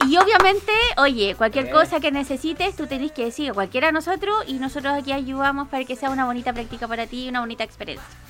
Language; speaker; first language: Spanish; native; Spanish